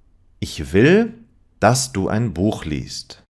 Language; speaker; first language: German; non-native, fluent; English